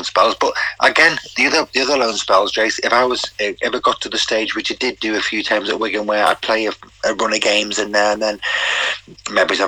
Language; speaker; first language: English; native; English